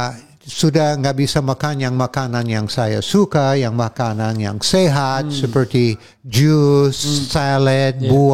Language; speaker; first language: Indonesian; non-native, fluent; English